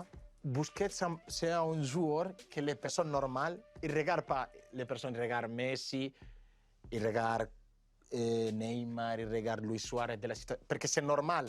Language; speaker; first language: French; non-native, learner; Spanish